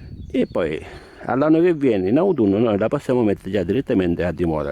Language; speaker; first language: Italian; native; Italian